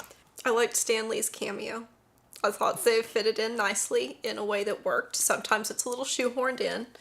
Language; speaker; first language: English; native; English